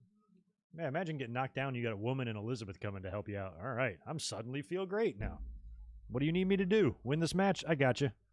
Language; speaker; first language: English; native; English